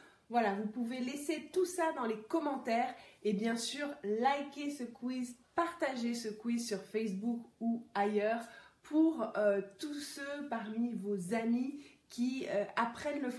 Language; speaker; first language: French; native; French